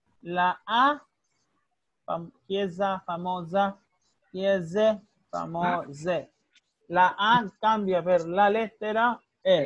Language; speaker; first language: Italian; non-native, learner; Spanish